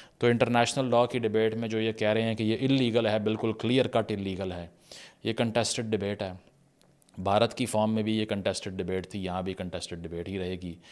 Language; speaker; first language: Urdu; native; Urdu